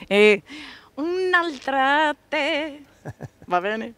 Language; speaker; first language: Italian; non-native, learner; Portuguese